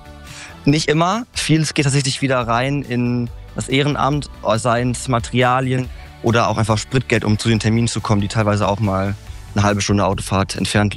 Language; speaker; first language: German; native; German